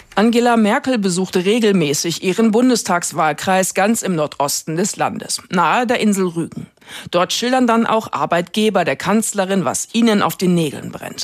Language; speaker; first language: German; native; German